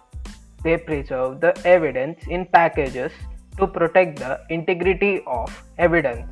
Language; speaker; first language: English; non-native, local second language; Telugu